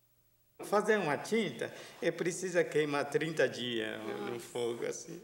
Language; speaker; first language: Portuguese; non-native, fluent; Japanese